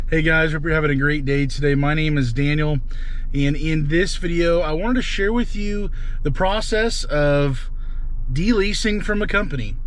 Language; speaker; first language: English; native; English